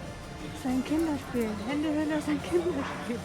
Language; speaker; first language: German; non-native, fluent; Mongolian